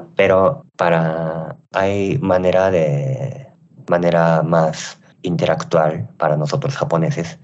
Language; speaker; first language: Spanish; non-native, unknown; Japanese